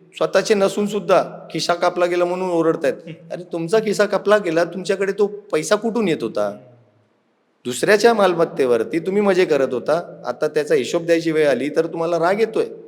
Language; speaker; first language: Marathi; non-native, local second language; Urdu